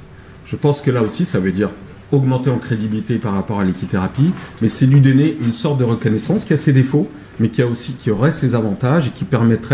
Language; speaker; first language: French; native; French